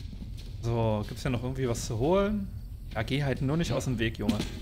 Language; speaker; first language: German; native; German